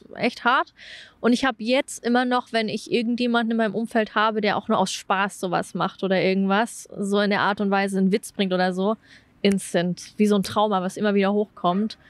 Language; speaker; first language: German; native; German